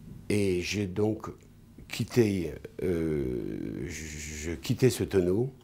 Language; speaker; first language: French; non-native, fluent; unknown